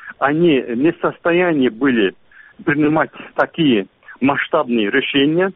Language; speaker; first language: Russian; non-native, local second language; Azerbaijani